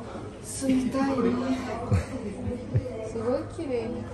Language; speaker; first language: Japanese; non-native, fluent; Romanian